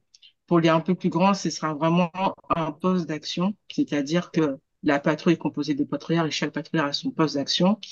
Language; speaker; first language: French; native; French